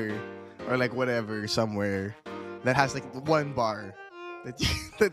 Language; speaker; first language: English; non-native, local second language; Filipino